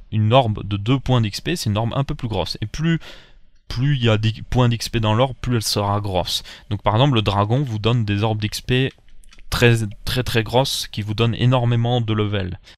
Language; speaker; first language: French; native; French